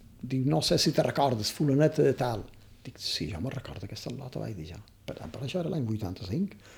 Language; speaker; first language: Catalan; native; Catalan